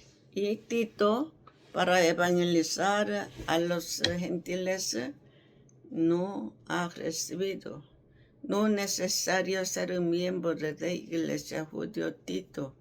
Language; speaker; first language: Spanish; non-native, learner; Korean